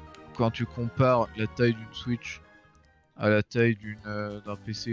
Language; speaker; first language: French; native; French